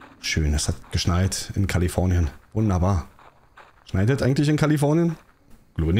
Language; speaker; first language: German; native; German